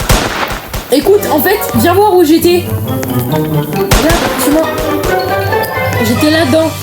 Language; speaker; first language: French; native; French